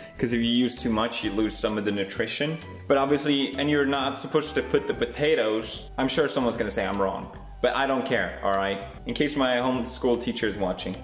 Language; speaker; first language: English; non-native, fluent; Swedish